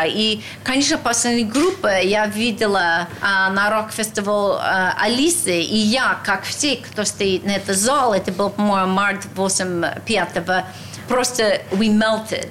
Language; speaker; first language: Russian; non-native, learner; English